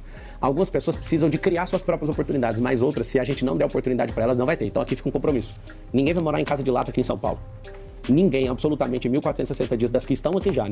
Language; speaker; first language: Portuguese; native; Portuguese